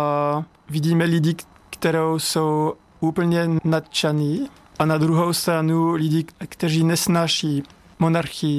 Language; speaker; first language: Czech; non-native, learner; French